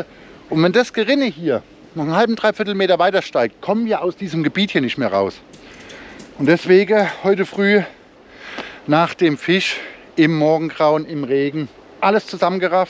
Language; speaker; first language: German; native; German